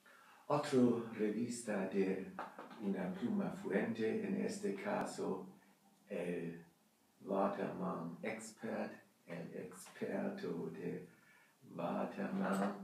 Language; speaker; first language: Spanish; non-native, learner; German